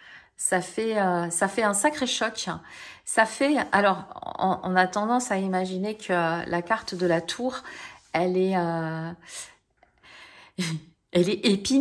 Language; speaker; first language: French; native; French